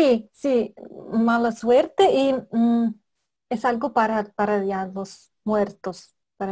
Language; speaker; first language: Spanish; non-native, fluent; Russian